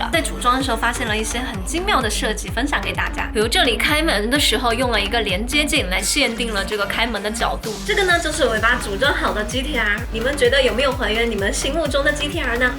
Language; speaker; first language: Chinese; native; Chinese